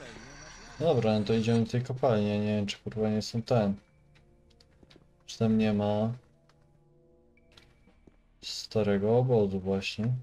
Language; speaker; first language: Polish; native; Polish